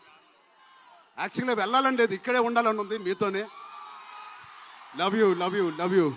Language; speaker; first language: Telugu; native; Telugu